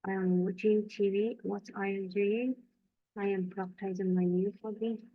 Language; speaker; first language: English; non-native, learner; Kazakh